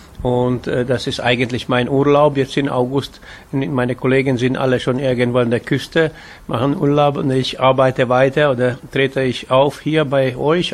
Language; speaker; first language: German; non-native, fluent; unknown